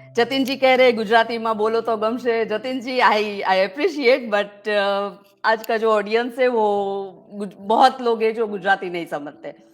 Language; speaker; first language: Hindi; non-native, local second language; Gujarati